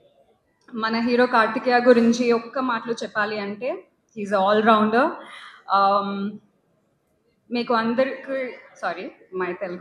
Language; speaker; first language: Telugu; non-native, learner; Malayalam